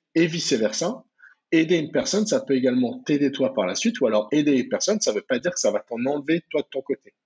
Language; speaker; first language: French; native; French